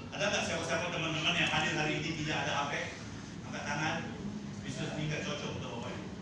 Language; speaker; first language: Indonesian; non-native, fluent; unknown